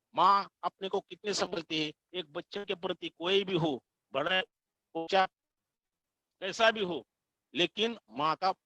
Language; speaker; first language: Hindi; non-native, local second language; Marathi